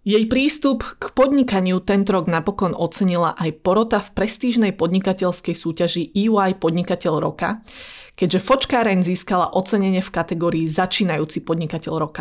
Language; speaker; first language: Slovak; early bilingual, other home language; Vietnamese